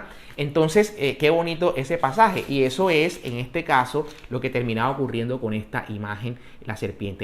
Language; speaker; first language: Spanish; native; Spanish